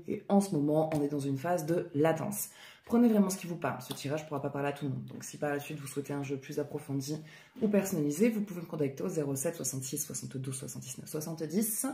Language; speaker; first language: French; native; French